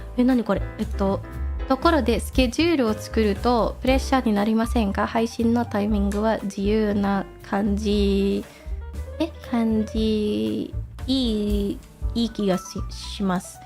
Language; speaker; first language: Japanese; non-native, fluent; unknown